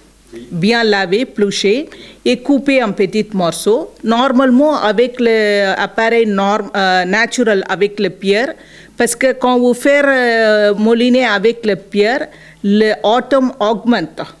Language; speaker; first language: French; non-native, learner; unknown